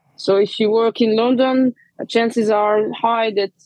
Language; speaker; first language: English; non-native, fluent; Romanian